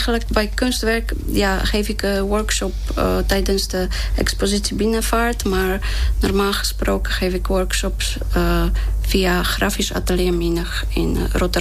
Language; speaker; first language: Dutch; non-native, fluent; Polish